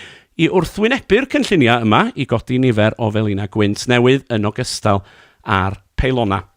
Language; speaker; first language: Welsh; native; Welsh